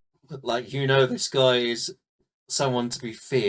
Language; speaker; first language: English; native; English